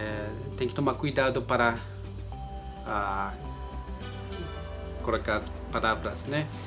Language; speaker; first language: Portuguese; non-native, learner; Japanese